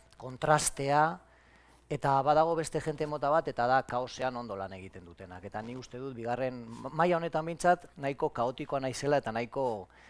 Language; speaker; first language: Basque; native; Basque